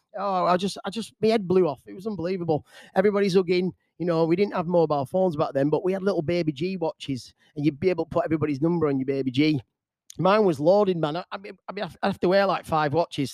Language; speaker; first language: English; native; English